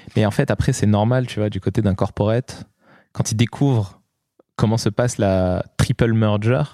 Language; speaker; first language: French; non-native, local second language; Arabic